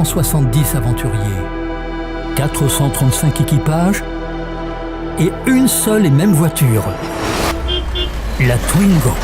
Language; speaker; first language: French; native; French